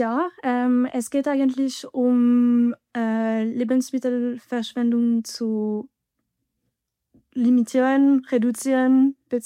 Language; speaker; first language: German; non-native, fluent; French